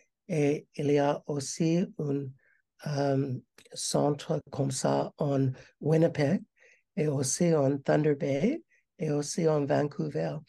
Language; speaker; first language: French; non-native, learner; English